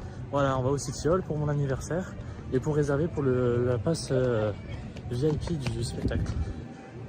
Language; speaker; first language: French; native; French